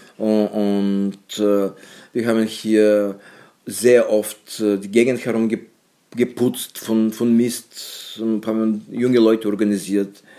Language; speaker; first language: German; non-native, fluent; Bulgarian